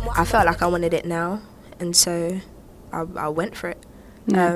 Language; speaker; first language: English; native; English